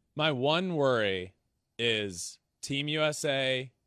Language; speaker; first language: English; native; English